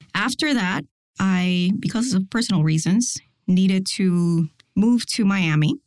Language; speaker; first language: English; non-native, fluent; Spanish